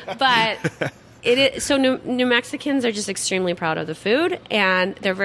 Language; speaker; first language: English; native; English